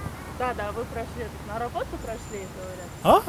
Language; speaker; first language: Russian; non-native, local second language; Kyrgyz